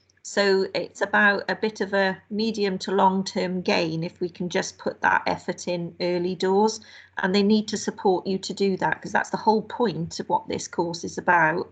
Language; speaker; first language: English; native; English